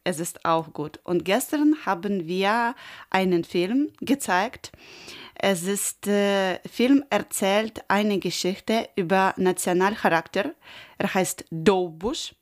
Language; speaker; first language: German; non-native, learner; Ukrainian